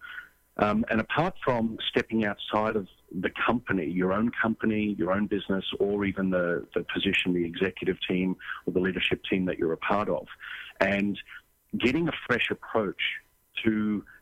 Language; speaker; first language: English; native; English